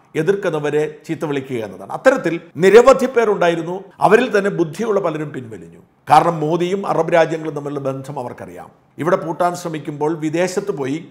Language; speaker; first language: Malayalam; native; Malayalam